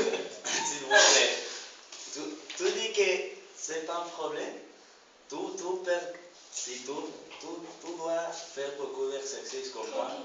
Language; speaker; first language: French; non-native, learner; Spanish